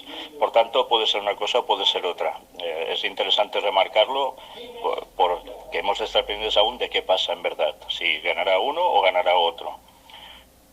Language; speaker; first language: Spanish; native; Spanish